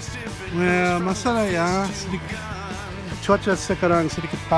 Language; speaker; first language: Indonesian; non-native, learner; English